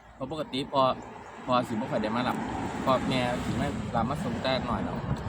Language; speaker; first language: Thai; native; Thai